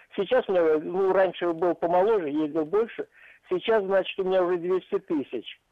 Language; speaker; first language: Russian; native; Russian